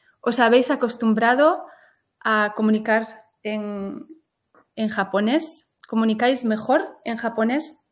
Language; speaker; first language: Spanish; native; Spanish